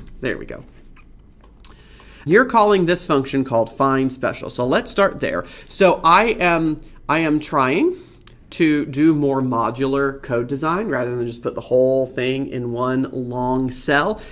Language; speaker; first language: English; native; English